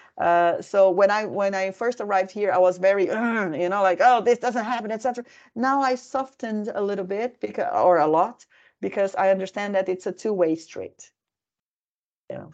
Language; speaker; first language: English; non-native, fluent; Portuguese